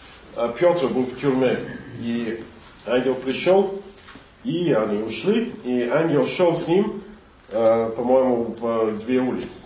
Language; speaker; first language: Russian; non-native, fluent; English